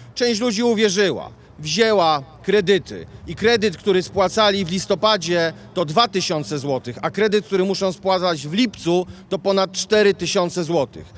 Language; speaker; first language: Polish; native; Polish